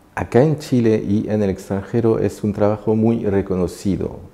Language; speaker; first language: Spanish; non-native, fluent; French